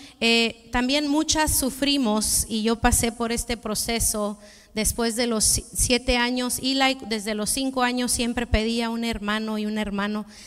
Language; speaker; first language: Spanish; early bilingual, heritage; Spanish